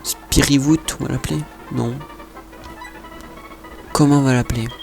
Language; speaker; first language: French; native; French